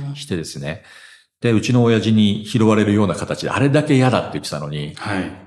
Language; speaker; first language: Japanese; native; Japanese